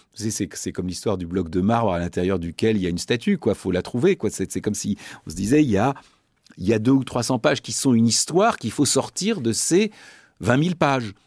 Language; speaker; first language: French; native; French